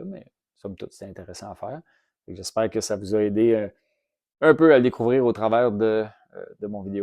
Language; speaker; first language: French; native; French